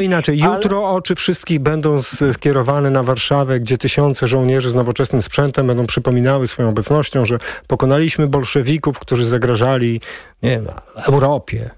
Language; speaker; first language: Polish; native; Polish